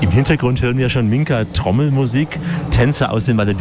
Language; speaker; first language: German; native; German